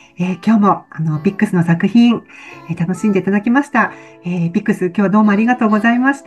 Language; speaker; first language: Japanese; native; Japanese